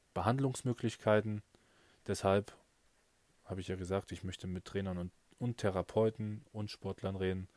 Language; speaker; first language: German; native; German